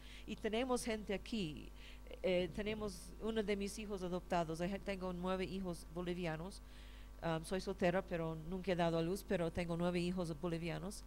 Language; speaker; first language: Spanish; non-native, fluent; English